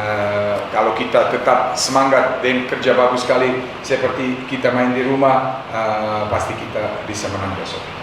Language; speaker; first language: Indonesian; non-native, fluent; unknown